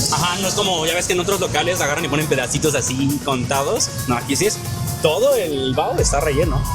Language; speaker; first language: Spanish; native; Spanish